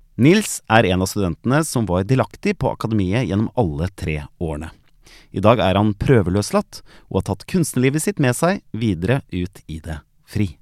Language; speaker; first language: Norwegian; native; Norwegian